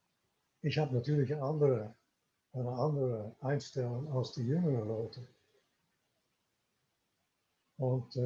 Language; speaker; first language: German; non-native, fluent; Dutch